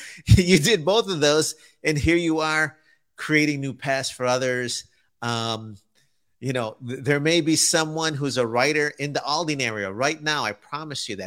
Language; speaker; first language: English; native; English